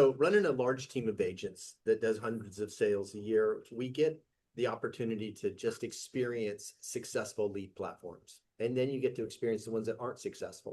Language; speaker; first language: English; native; English